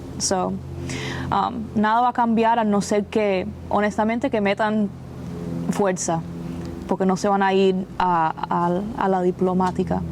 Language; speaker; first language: Spanish; early bilingual, other home language; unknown